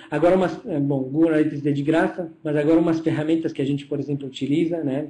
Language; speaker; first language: Portuguese; non-native, fluent; Italian